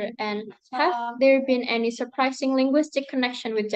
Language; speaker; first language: English; non-native, learner; Indonesian